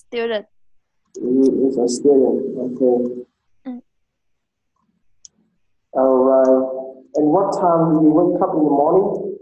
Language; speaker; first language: English; non-native, learner; Vietnamese